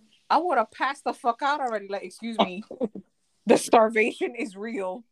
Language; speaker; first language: English; early bilingual, other home language; Spanish